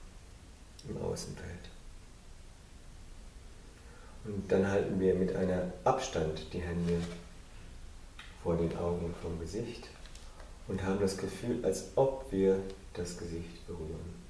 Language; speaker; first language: German; non-native, fluent; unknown